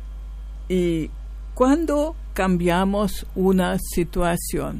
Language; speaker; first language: Spanish; native; Spanish